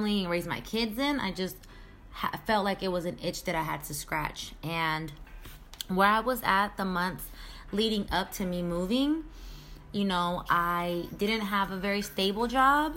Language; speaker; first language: English; native; English